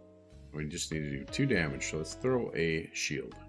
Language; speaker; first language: English; native; English